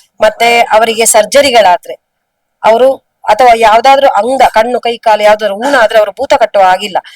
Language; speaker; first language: Kannada; non-native, local second language; Tulu